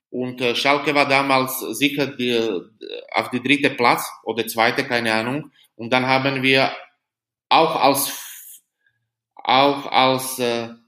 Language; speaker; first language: German; non-native, learner; Slovak